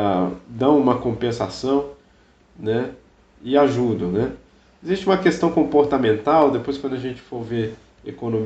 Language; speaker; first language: Portuguese; native; Portuguese